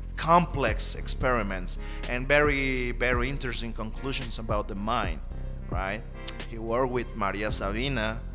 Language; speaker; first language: English; non-native, fluent; Spanish